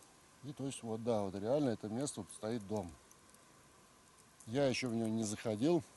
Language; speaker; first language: Russian; native; Russian